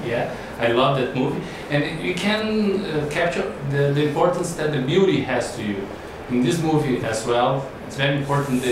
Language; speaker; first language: English; non-native, fluent; Portuguese